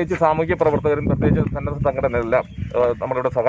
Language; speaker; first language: Malayalam; native; Malayalam